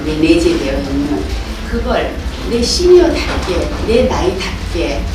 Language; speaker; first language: Korean; native; Korean